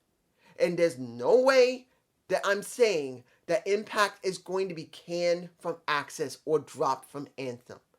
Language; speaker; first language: English; native; English